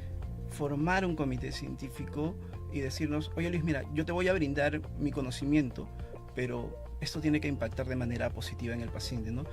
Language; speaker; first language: Spanish; native; Spanish